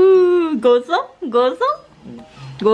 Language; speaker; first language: Indonesian; non-native, learner; Japanese